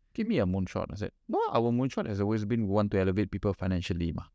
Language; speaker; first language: English; non-native, local second language; Malay